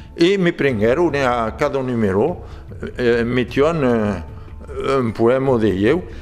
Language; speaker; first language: Occitan; native; Occitan